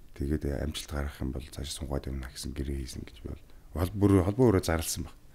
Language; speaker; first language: Mongolian; native; Mongolian